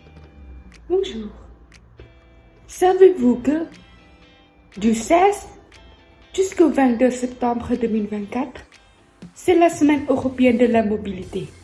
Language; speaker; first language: French; non-native, fluent; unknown